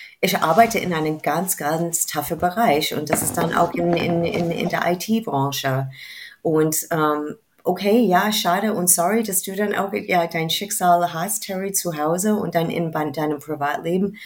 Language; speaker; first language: German; non-native, fluent; English